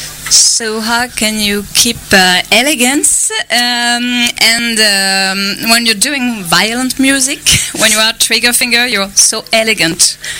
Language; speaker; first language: English; non-native, fluent; French